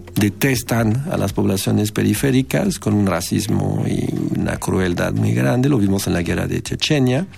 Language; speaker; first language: Spanish; non-native, fluent; French